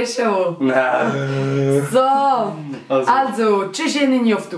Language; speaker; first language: German; early bilingual, other home language; Albanian